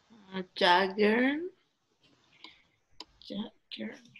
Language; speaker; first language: German; non-native, learner; Spanish